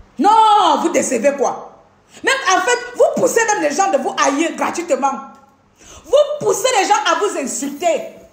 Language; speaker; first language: French; non-native, local second language; Fang